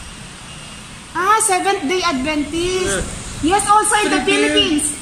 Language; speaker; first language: English; non-native, learner; Filipino